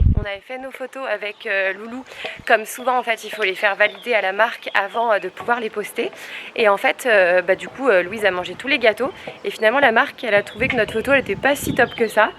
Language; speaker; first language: French; native; French